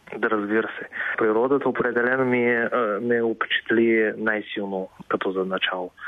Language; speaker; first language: Bulgarian; non-native, fluent; Chinese